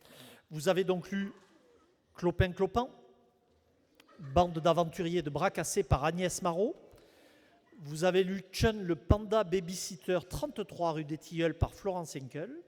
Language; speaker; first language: French; native; French